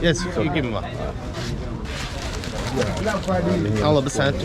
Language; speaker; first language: English; non-native, learner; Azerbaijani